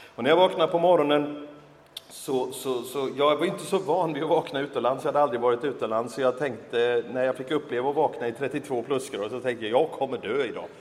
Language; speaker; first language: Swedish; native; Swedish